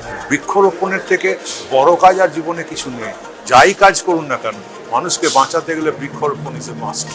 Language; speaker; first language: Bangla; native; Bangla